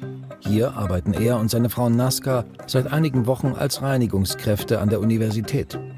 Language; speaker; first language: German; native; German